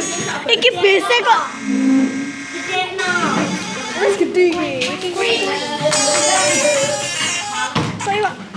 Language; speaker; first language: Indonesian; non-native, local second language; Javanese